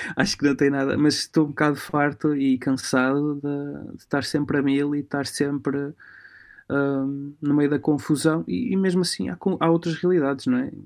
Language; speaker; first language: Portuguese; early bilingual, other home language; Romanian